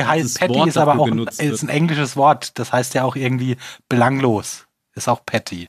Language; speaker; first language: German; native; German